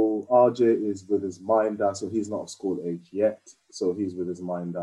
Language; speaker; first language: English; native; English